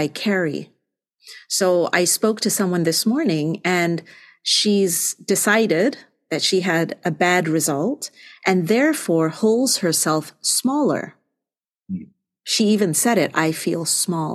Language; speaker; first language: English; non-native, local second language; Malay